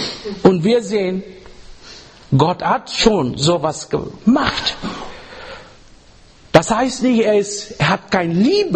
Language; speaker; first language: German; non-native, learner; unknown